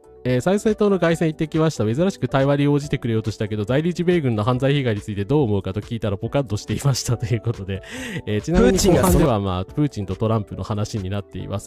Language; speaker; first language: Japanese; native; Japanese